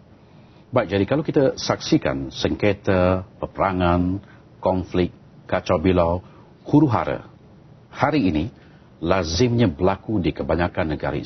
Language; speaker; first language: Malay; native; Malay